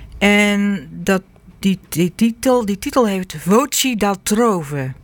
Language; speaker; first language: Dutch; native; Dutch